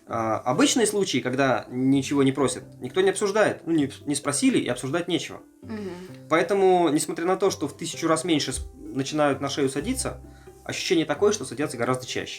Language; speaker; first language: Russian; native; Russian